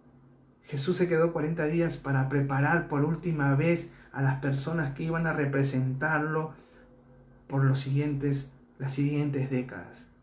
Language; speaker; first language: Spanish; native; Spanish